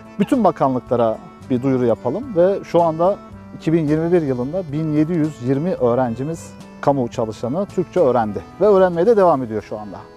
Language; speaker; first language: Turkish; native; Turkish